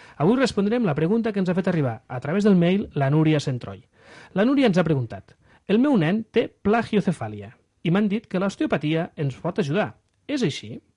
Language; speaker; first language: Catalan; native; Catalan